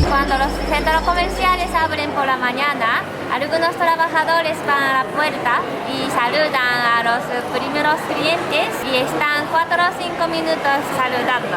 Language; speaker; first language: Spanish; non-native, fluent; Japanese